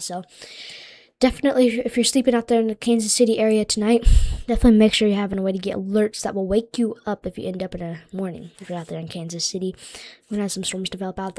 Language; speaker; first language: English; native; English